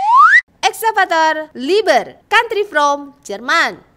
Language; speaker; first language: English; non-native, learner; Indonesian